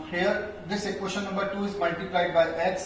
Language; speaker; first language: English; non-native, local second language; Hindi